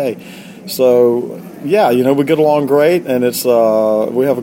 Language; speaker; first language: English; native; English